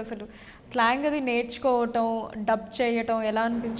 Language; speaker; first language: Telugu; native; Telugu